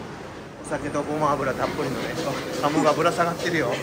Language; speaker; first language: Japanese; native; Japanese